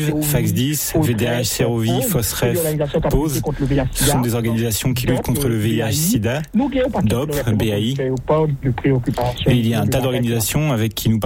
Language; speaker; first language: French; native; French